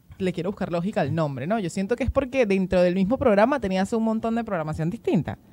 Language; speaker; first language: Spanish; native; Spanish